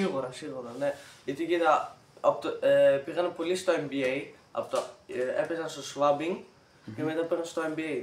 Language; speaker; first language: Greek; early bilingual, heritage; Greek